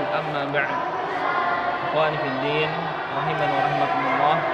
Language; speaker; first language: Arabic; non-native, fluent; Indonesian